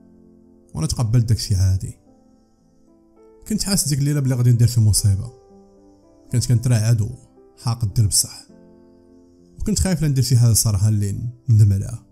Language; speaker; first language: Arabic; native; Arabic